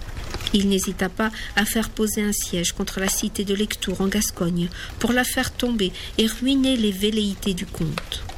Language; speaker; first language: French; native; French